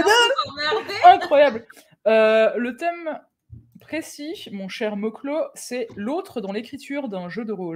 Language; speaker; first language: French; native; French